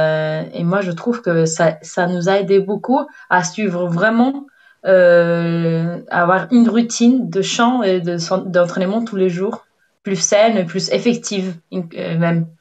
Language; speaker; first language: French; non-native, fluent; Spanish